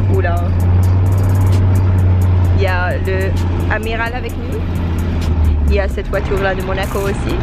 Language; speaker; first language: French; non-native, learner; English